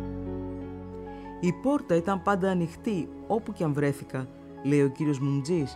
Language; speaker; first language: Greek; native; Greek